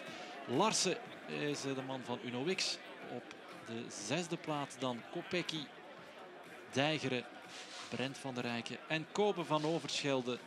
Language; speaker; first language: Dutch; native; Dutch